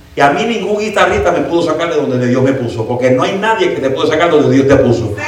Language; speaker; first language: Spanish; early bilingual, heritage; Spanish